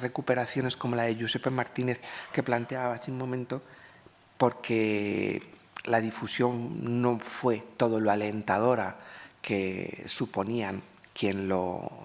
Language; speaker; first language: Spanish; native; Spanish